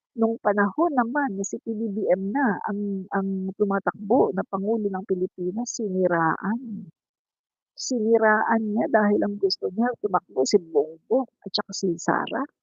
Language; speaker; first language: Filipino; non-native, local second language; Cebuano